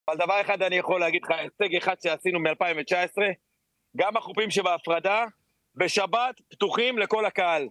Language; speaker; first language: Hebrew; native; Hebrew